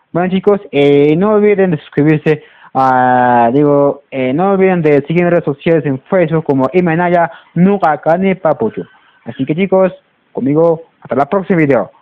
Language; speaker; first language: Spanish; non-native, local second language; Quechua